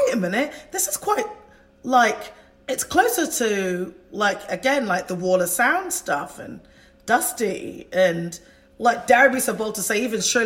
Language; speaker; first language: English; native; English